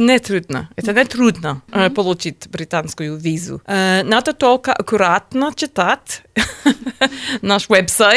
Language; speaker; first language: Russian; non-native, learner; English